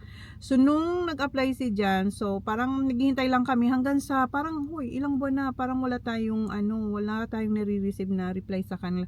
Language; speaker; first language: Filipino; native; Filipino